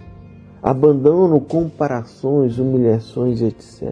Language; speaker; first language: Portuguese; native; Portuguese